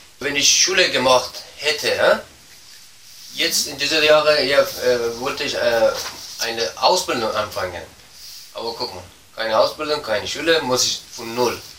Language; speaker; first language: German; non-native, learner; Persian